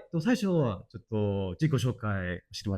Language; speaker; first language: Japanese; non-native, learner; English